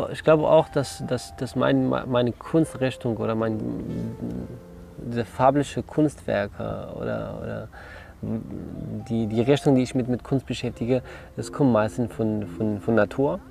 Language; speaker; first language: German; non-native, learner; Kurdish